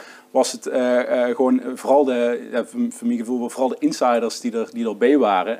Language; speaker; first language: Dutch; native; Dutch